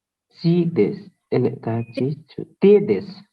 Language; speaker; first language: Japanese; non-native, learner; Nepali